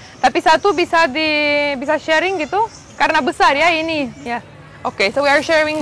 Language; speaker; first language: Indonesian; non-native, learner; Romanian